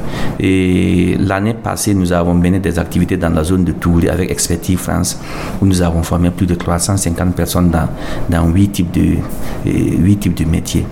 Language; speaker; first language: French; non-native, local second language; Mossi